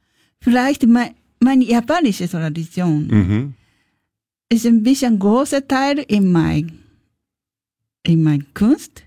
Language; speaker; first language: German; non-native, learner; Japanese